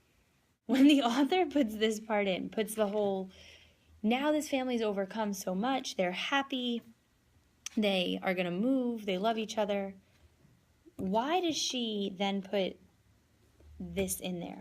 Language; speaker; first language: English; native; English